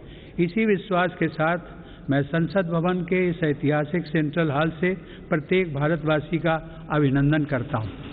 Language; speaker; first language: Hindi; native; Hindi